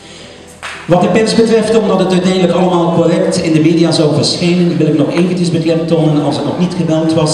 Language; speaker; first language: Dutch; native; Dutch